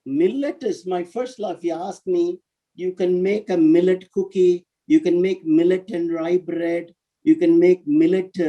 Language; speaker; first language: English; non-native, local second language; Tamil